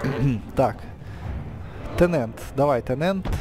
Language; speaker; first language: Russian; native; Russian